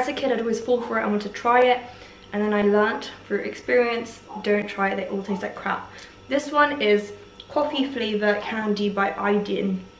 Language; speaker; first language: English; early bilingual, other home language; Persian